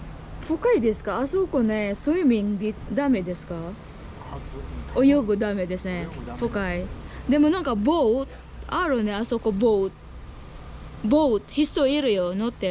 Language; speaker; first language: Japanese; non-native, learner; Filipino